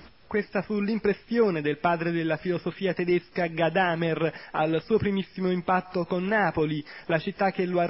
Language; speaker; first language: Italian; native; Italian